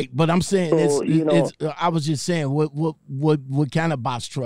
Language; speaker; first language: English; native; English